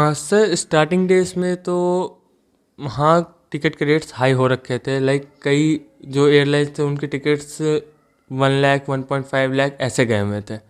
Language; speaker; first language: Hindi; native; Hindi